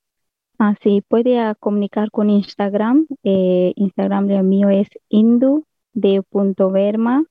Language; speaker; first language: Spanish; non-native, learner; Hindi